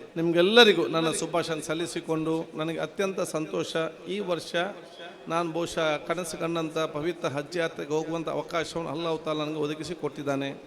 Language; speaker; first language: Kannada; non-native, local second language; Badaga